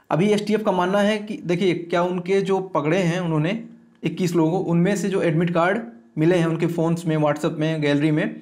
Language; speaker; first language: Hindi; native; Hindi